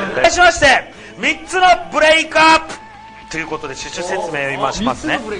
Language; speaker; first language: Japanese; native; Japanese